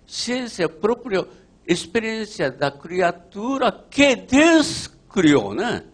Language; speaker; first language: Portuguese; non-native, learner; Japanese